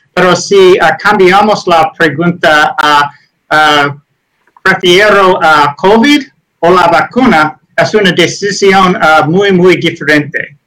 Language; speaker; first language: Spanish; non-native, learner; English